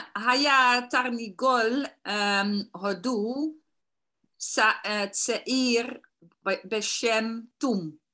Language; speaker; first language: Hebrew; non-native, learner; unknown